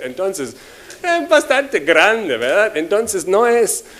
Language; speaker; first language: Spanish; non-native, fluent; German